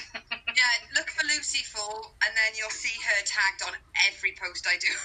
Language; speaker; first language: English; native; English